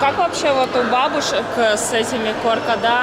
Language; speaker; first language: Russian; native; Russian